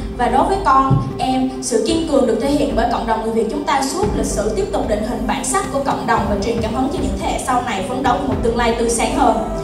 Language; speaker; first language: Vietnamese; early bilingual, heritage; Vietnamese